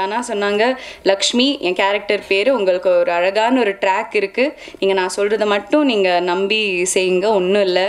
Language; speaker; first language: Tamil; non-native, local second language; Malayalam